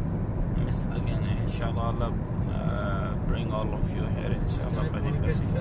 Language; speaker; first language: English; non-native, learner; Urdu